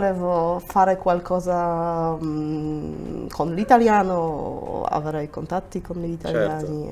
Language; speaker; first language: Italian; non-native, fluent; Polish